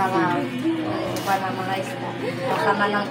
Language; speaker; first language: Filipino; non-native, local second language; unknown